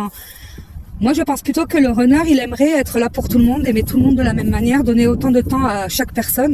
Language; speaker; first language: French; native; French